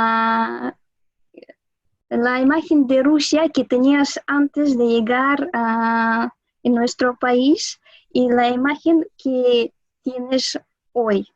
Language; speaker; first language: Spanish; non-native, fluent; Russian